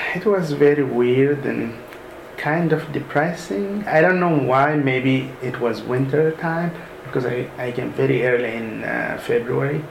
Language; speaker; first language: English; non-native, fluent; Arabic